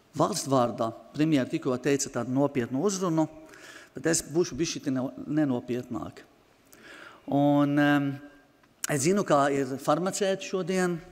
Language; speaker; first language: Latvian; non-native, local second language; Arabic